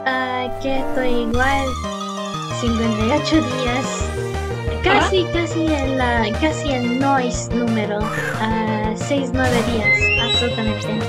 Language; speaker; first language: Spanish; early bilingual, heritage; Spanish